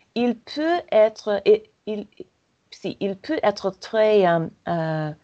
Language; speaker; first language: French; non-native, fluent; English